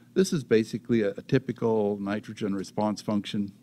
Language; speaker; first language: English; native; English